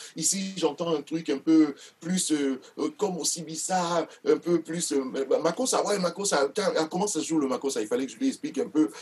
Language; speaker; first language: French; non-native, local second language; Duala